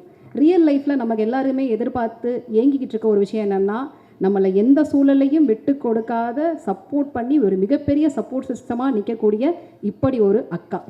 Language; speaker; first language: Tamil; native; Tamil